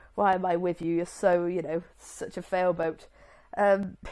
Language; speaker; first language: English; native; English